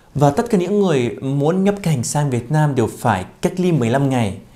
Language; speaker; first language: Vietnamese; non-native, fluent; Arabic